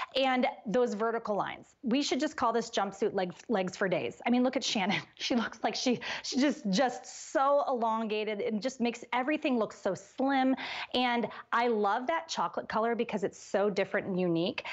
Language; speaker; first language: English; native; English